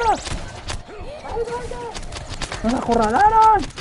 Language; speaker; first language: Spanish; native; Spanish